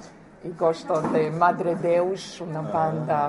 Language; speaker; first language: Portuguese; non-native, fluent; Croatian